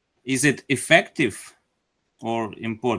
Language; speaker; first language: English; non-native, learner; Ukrainian